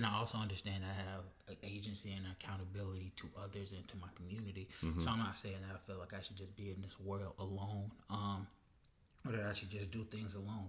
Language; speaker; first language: English; native; English